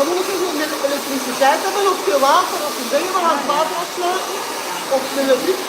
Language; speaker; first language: Dutch; native; Dutch